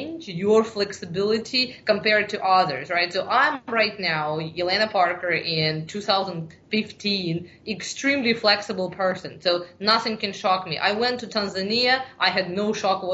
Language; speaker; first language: English; non-native, fluent; Ukrainian